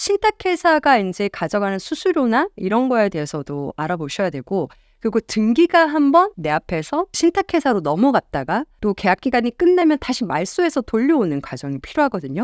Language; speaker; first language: Korean; native; Korean